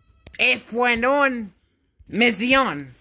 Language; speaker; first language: Spanish; non-native, learner; English